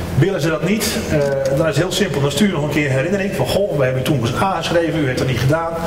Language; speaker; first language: Dutch; native; Dutch